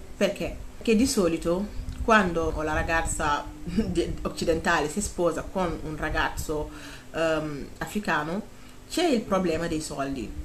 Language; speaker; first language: Italian; non-native, fluent; Wolof